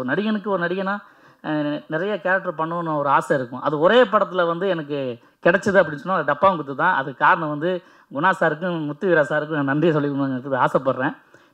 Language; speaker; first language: Tamil; native; Tamil